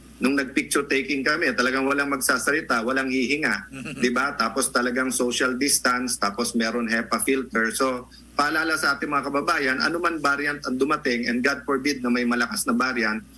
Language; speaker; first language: Filipino; native; Filipino